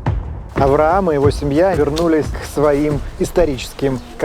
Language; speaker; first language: Russian; native; Russian